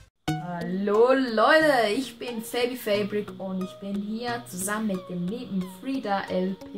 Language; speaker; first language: German; native; German